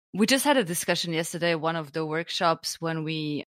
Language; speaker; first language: English; non-native, fluent; Slovenian